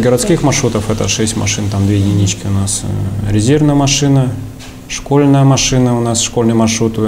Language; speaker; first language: Russian; native; Russian